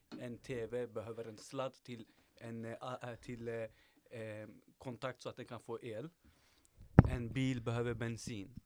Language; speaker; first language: Swedish; early bilingual, other home language; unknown